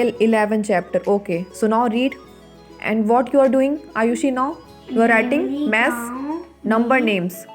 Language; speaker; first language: English; non-native, local second language; Hindi